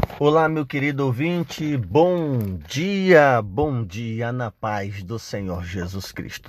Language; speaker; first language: Portuguese; native; Portuguese